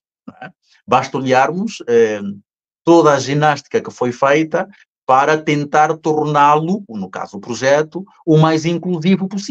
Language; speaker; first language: Portuguese; native; Portuguese